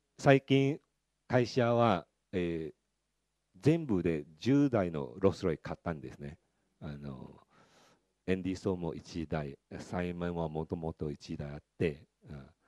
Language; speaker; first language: Japanese; non-native, fluent; Chinese